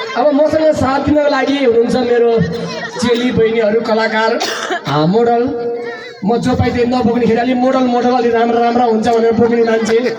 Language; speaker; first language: Nepali; non-native, local second language; Eastern Tamang